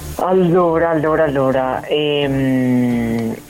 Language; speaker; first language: Italian; native; Italian